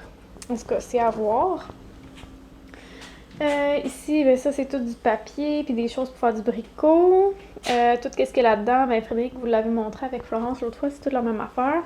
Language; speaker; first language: French; native; French